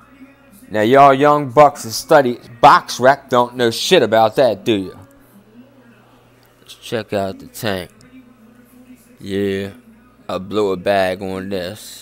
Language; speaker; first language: English; native; English